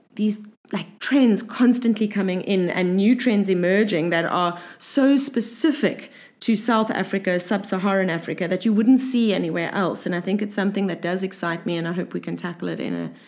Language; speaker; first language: English; native; English